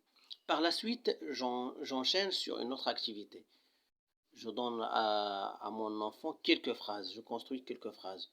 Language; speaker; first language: French; non-native, local second language; Arabic